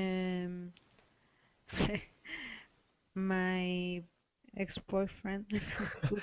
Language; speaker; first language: English; non-native, learner; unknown